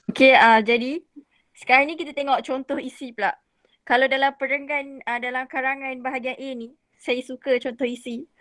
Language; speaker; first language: Malay; native; Malay